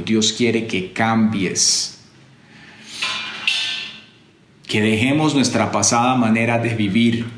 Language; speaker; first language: Spanish; native; Spanish